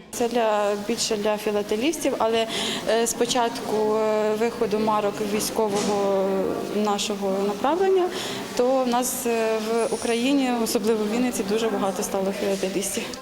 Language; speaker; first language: Ukrainian; native; Ukrainian